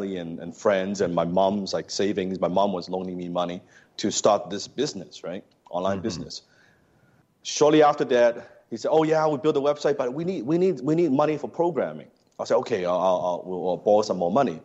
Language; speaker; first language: English; non-native, local second language; Cantonese